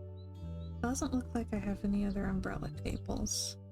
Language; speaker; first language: English; native; English